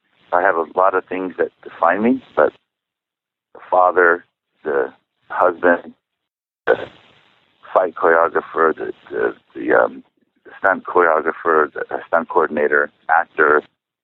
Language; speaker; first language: English; early bilingual, other home language; Czech